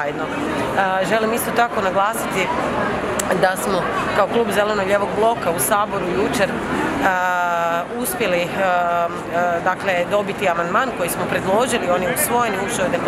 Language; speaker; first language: Croatian; native; Croatian